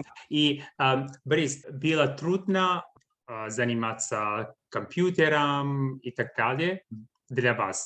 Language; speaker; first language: Russian; non-native, fluent; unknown